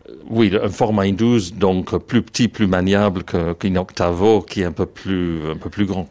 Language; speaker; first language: French; non-native, fluent; English